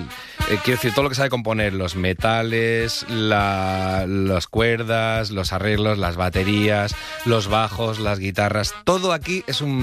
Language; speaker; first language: Spanish; native; Spanish